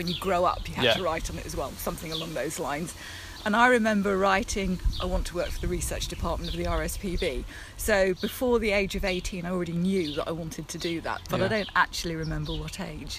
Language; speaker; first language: English; native; English